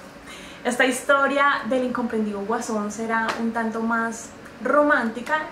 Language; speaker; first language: Spanish; native; Spanish